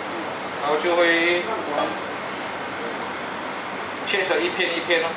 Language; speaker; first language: Chinese; native; Chinese